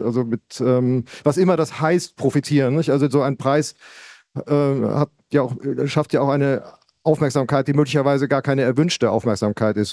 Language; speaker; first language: German; native; German